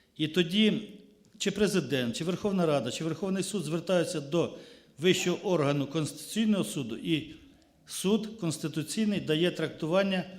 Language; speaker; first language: Ukrainian; native; Ukrainian